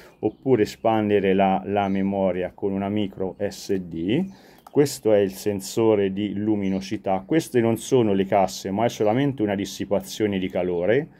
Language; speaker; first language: Italian; native; Italian